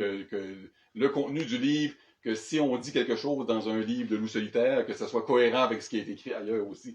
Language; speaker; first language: French; native; French